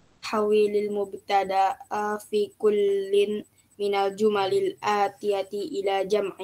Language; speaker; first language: Arabic; non-native, learner; Indonesian